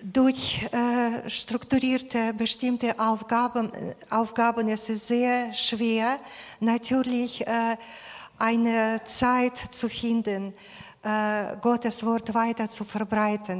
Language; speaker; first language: German; non-native, fluent; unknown